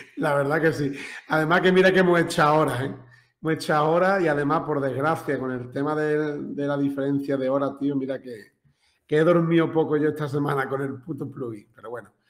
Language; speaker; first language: Spanish; native; Spanish